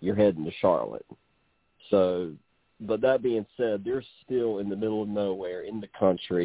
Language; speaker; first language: English; native; English